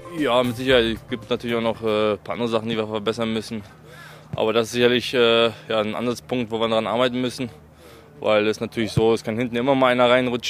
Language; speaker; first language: German; native; German